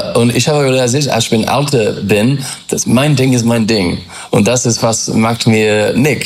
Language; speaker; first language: German; non-native, learner; English